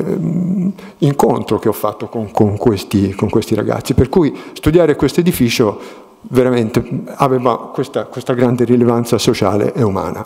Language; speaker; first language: Italian; native; Italian